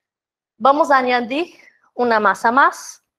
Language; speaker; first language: Spanish; non-native, fluent; Portuguese